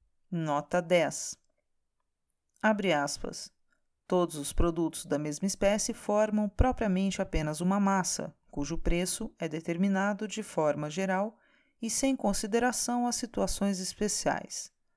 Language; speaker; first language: Portuguese; native; Portuguese